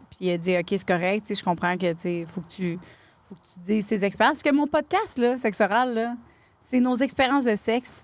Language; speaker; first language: French; native; French